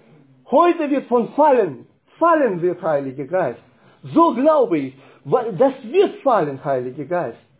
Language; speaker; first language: German; non-native, fluent; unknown